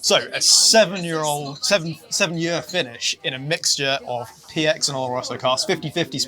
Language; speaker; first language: English; native; English